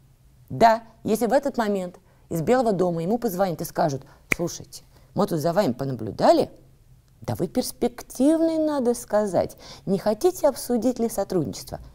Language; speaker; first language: Russian; native; Russian